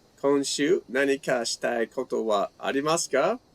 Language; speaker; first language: Japanese; non-native, fluent; English